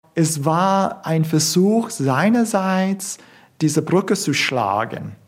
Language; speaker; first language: German; non-native, fluent; English